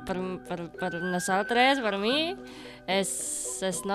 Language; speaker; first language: Catalan; non-native, learner; Indonesian